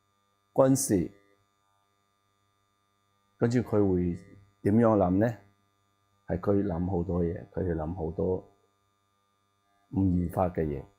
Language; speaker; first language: Cantonese; non-native, learner; Tibetan